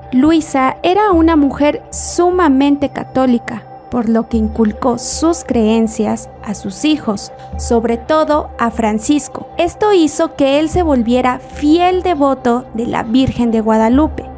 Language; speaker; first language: Spanish; native; Spanish